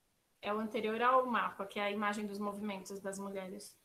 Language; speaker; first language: Portuguese; native; Portuguese